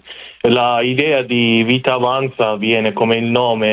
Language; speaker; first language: Italian; non-native, fluent; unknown